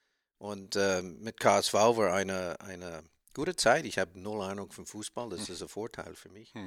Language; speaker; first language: German; non-native, learner; English